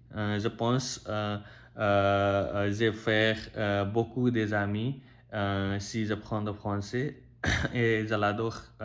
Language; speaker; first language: French; non-native, learner; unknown